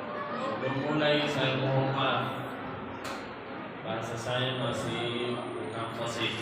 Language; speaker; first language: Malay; non-native, learner; Arabic